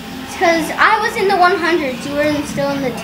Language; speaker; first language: English; native; English